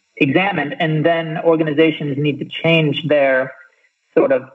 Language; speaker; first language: English; native; English